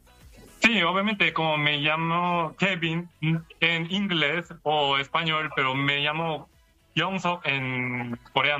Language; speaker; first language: Spanish; non-native, fluent; Korean